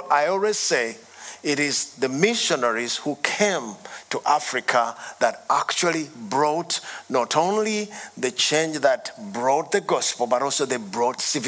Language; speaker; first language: English; non-native, local second language; Ganda